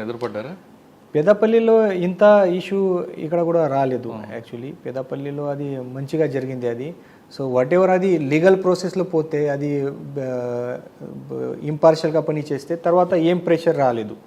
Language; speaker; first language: Telugu; non-native, fluent; Marathi